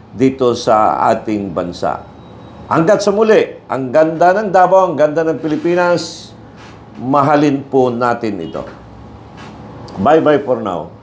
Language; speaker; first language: Filipino; non-native, local second language; Cebuano